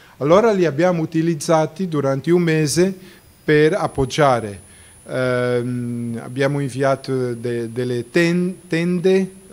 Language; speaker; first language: Italian; non-native, fluent; Portuguese